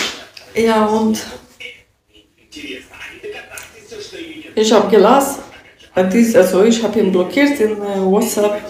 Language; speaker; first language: German; non-native, learner; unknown